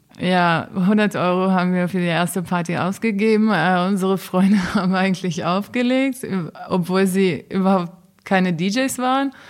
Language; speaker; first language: German; non-native, fluent; Portuguese